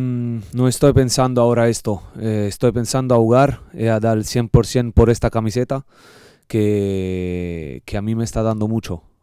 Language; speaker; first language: Spanish; non-native, learner; Italian